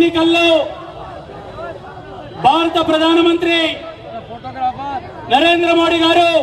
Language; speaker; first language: Telugu; native; Telugu